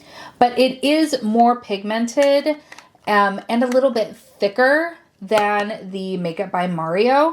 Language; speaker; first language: English; native; English